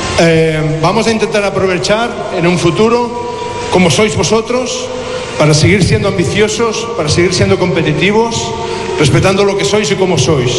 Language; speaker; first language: Spanish; non-native, local second language; Catalan